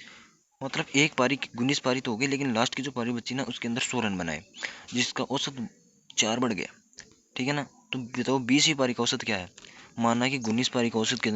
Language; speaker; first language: Hindi; native; Hindi